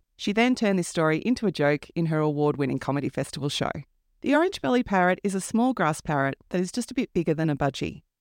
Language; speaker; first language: English; native; English